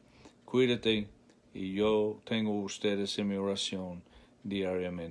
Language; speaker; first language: Spanish; non-native, learner; English